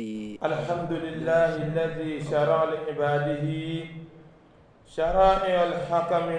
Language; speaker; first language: Arabic; non-native, fluent; Yoruba